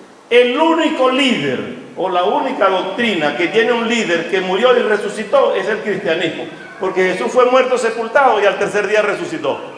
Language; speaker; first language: Spanish; native; Spanish